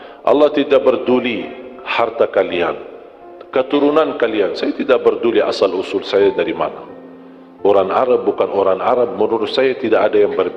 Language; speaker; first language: Indonesian; non-native, fluent; Arabic